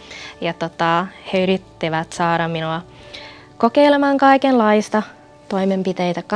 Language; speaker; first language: Finnish; non-native, fluent; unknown